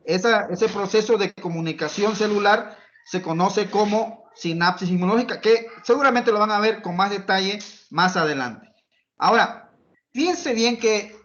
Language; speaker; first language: Spanish; native; Spanish